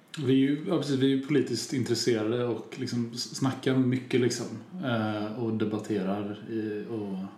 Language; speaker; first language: Swedish; native; Swedish